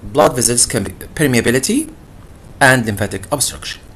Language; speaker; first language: English; non-native, fluent; Arabic